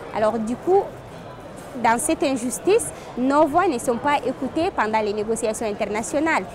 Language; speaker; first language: French; non-native, local second language; Fula